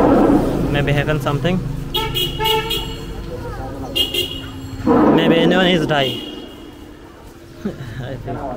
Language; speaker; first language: English; non-native, learner; Bangla